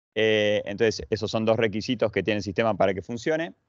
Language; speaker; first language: Spanish; native; Spanish